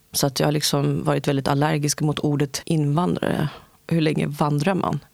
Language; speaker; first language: Swedish; early bilingual, other home language; Kurdish